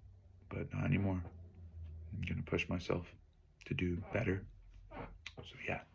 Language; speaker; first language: English; native; English